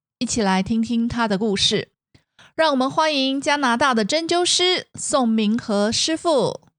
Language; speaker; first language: Chinese; native; Chinese